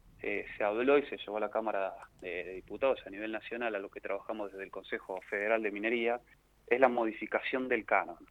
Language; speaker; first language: Spanish; native; Spanish